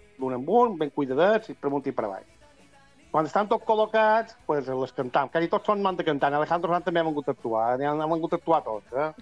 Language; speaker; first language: Catalan; native; Catalan